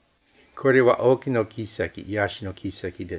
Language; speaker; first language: Japanese; non-native, fluent; English